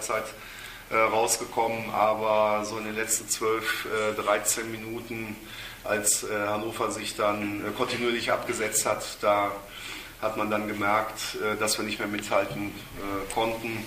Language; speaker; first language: German; native; German